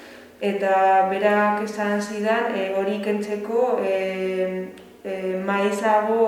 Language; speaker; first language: Basque; non-native, learner; Spanish